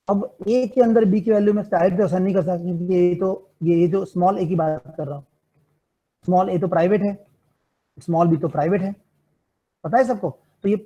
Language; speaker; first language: Hindi; non-native, local second language; Gujarati